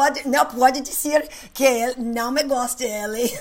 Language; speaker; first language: Portuguese; non-native, learner; English